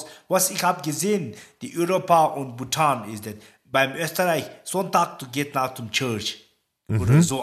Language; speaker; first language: German; non-native, learner; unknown